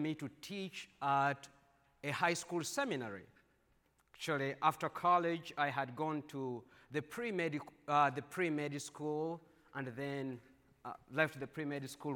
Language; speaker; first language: English; non-native, local second language; Ganda